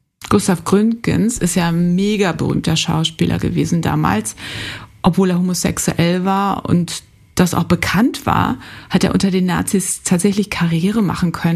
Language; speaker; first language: German; native; German